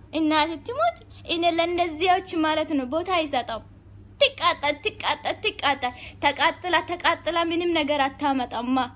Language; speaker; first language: Amharic; non-native, local second language; Oromo